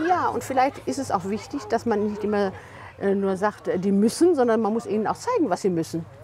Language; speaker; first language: German; native; German